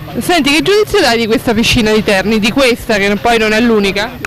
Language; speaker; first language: Italian; native; Italian